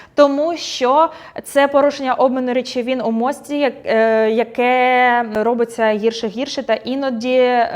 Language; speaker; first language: Ukrainian; non-native, local second language; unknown